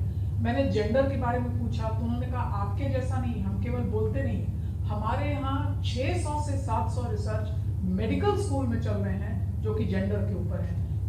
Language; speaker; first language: Hindi; native; Hindi